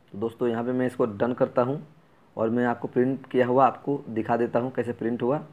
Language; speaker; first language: Hindi; native; Hindi